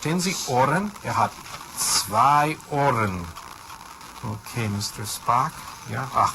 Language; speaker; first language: German; non-native, fluent; English